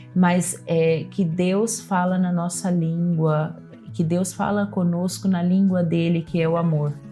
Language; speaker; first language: Portuguese; native; Portuguese